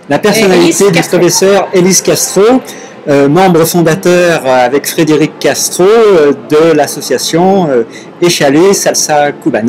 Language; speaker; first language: French; native; French